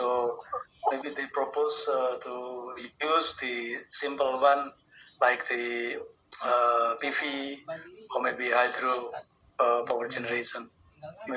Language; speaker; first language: English; non-native, learner; Indonesian